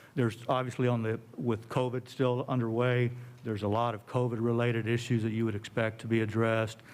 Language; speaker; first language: English; native; English